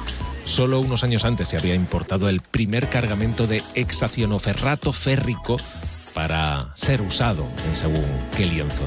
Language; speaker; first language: Spanish; native; Spanish